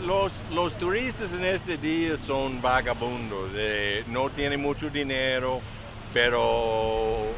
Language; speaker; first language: Spanish; non-native, learner; English